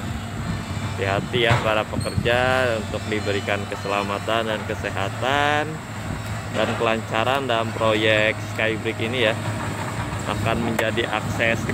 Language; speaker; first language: Indonesian; native; Indonesian